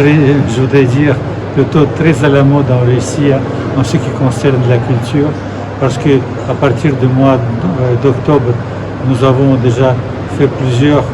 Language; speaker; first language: French; non-native, fluent; Russian